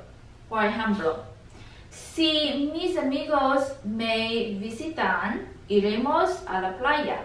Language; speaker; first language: Spanish; non-native, learner; English